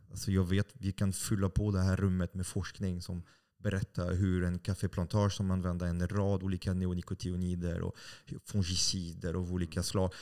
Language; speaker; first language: Swedish; non-native, fluent; French